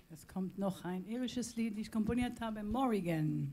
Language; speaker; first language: German; non-native, fluent; Spanish